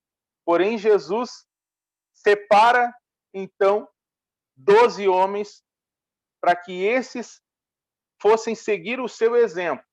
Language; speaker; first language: Portuguese; native; Portuguese